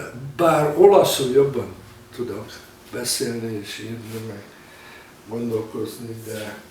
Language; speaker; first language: Hungarian; early bilingual, heritage; Hungarian